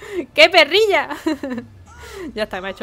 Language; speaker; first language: Spanish; native; Spanish